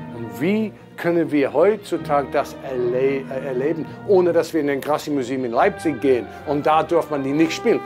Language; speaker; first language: German; non-native, fluent; English